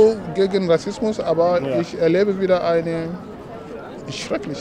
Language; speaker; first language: German; non-native, learner; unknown